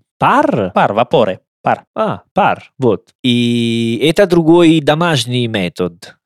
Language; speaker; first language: Russian; non-native, learner; Italian